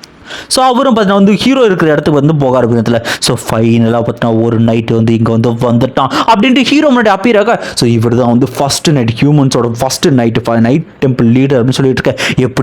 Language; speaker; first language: Tamil; native; Tamil